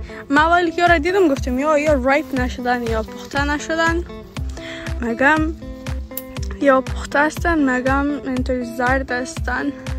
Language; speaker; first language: Persian; early bilingual, heritage; Persian